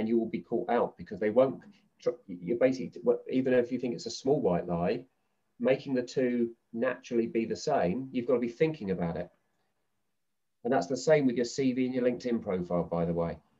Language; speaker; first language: English; native; English